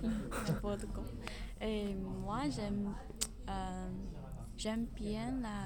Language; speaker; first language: French; non-native, learner; Chinese